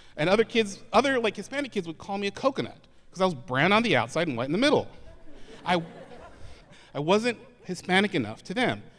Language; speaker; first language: English; native; English